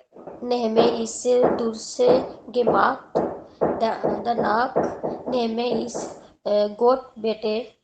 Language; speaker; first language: German; non-native, learner; Hindi